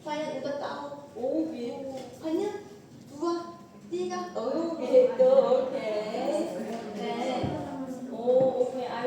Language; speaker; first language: Indonesian; non-native, learner; Korean